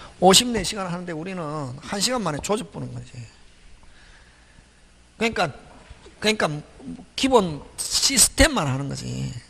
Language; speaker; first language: Korean; native; Korean